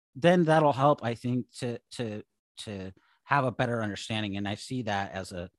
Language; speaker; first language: English; native; English